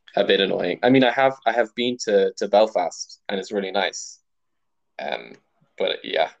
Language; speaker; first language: English; native; English